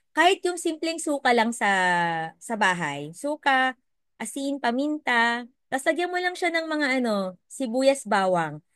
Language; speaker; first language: Filipino; non-native, local second language; Iloko